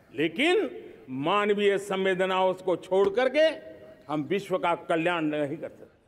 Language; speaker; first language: Hindi; non-native, local second language; Gujarati